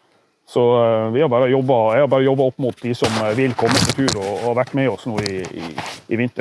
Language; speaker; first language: Norwegian; native; Norwegian